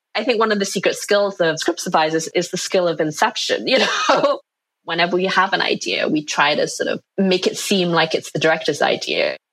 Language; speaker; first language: English; native; English